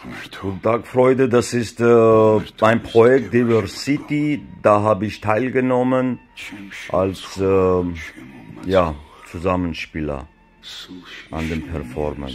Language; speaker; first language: German; non-native, learner; Georgian